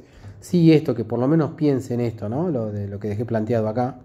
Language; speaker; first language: Spanish; native; Spanish